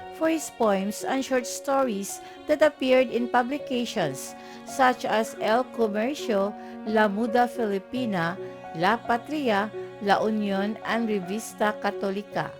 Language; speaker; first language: English; non-native, local second language; Filipino